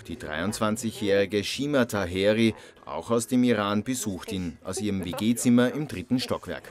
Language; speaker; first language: German; native; German